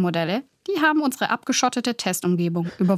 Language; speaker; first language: German; native; German